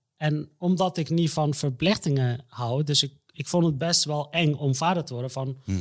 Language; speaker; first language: Dutch; non-native, fluent; Arabic